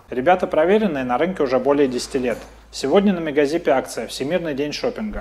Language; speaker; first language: Russian; native; Russian